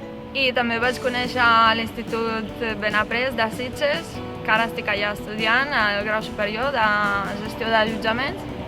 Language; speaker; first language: Catalan; non-native, local second language; Spanish